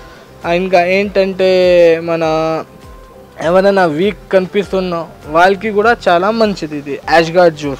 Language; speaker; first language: Telugu; non-native, local second language; Urdu